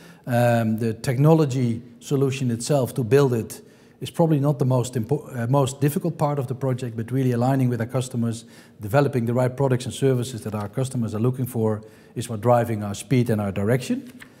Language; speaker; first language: English; non-native, fluent; Dutch